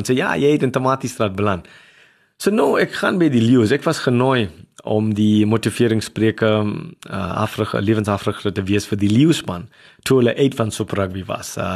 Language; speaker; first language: Afrikaans; non-native, local second language; English